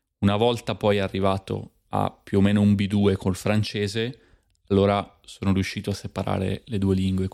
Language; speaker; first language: Italian; native; Italian